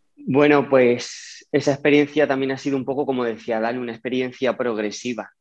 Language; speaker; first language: Spanish; native; Spanish